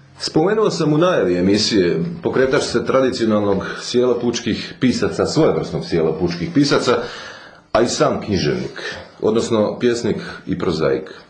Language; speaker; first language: Croatian; native; Croatian